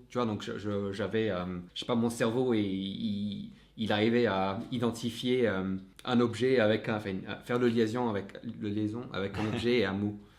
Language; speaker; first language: French; non-native, fluent; English